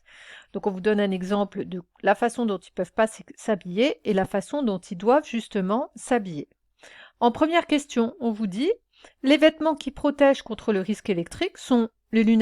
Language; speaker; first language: French; native; French